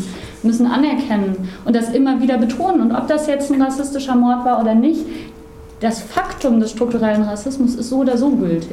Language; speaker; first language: German; native; German